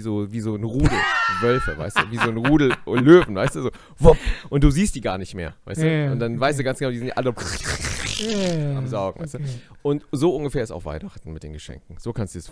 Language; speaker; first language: German; native; German